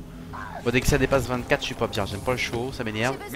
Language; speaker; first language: French; native; French